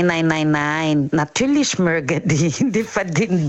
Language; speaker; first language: German; non-native, learner; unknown